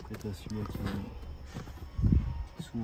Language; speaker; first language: French; non-native, fluent; Japanese